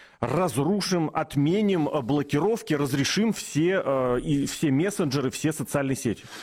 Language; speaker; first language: Russian; native; Russian